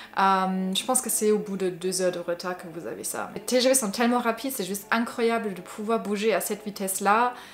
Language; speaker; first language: French; non-native, fluent; German